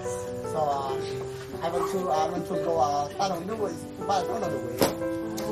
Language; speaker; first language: English; non-native, learner; Hmong